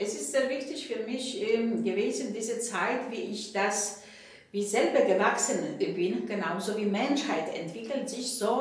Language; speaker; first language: German; non-native, fluent; Polish